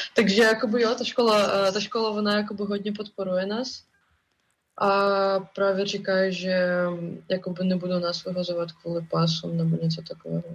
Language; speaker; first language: Czech; non-native, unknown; Russian